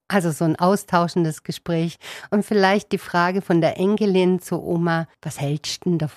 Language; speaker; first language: German; native; German